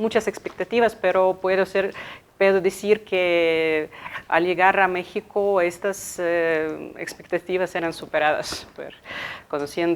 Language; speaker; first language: Spanish; non-native, fluent; Ukrainian